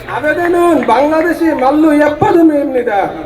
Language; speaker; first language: Korean; non-native, learner; Bangla